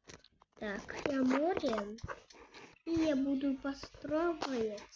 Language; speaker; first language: Russian; non-native, local second language; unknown